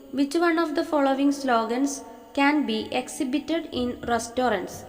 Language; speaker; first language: English; non-native, local second language; Malayalam